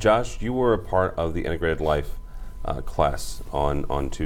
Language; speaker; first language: English; native; English